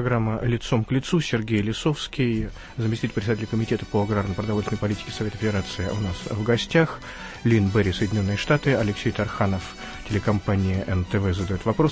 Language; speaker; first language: Russian; native; Russian